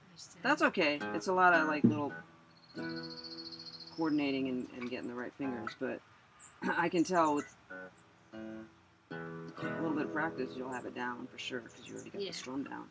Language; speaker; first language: English; native; English